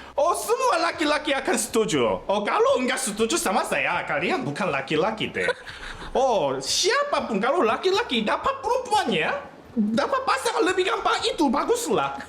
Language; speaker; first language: Indonesian; non-native, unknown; Korean